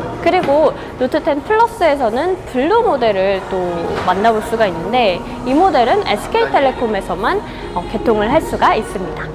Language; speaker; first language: Korean; native; Korean